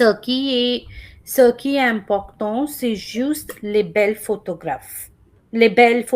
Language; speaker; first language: French; non-native, fluent; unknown